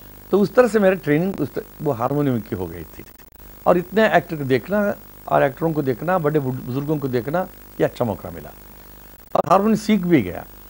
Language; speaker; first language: Hindi; non-native, local second language; Kannada